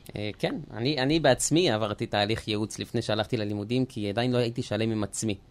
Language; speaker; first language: Hebrew; early bilingual, other home language; French